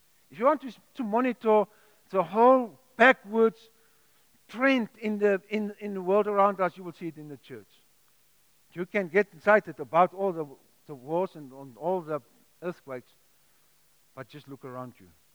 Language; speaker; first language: English; non-native, local second language; Afrikaans